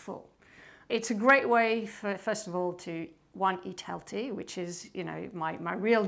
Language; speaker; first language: English; non-native, fluent; French